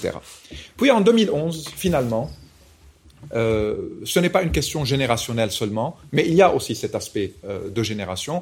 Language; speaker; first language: French; non-native, local second language; Arabic